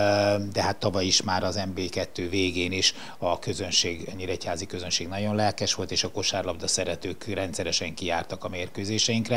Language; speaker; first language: Hungarian; native; Hungarian